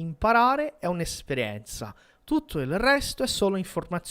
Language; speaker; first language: Italian; non-native, fluent; Portuguese